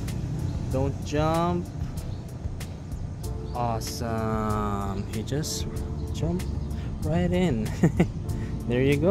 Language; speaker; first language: English; non-native, local second language; Filipino